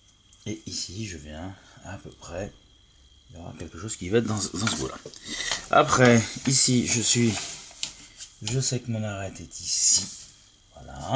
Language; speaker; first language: French; native; French